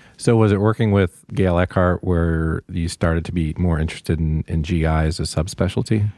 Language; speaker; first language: English; native; English